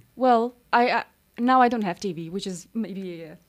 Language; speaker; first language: English; non-native, fluent; Romanian